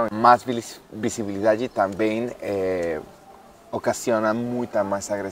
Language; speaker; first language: Portuguese; non-native, fluent; Spanish